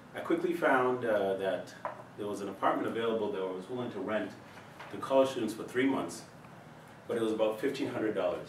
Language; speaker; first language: English; native; English